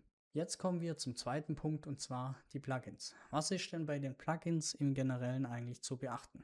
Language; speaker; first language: German; native; German